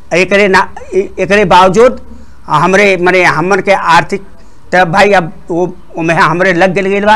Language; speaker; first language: Bhojpuri; non-native, local second language; Rana Tharu